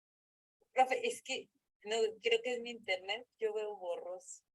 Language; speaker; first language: Spanish; native; Spanish